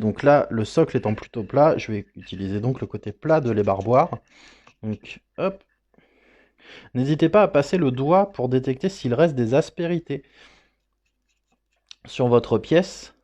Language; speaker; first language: French; native; French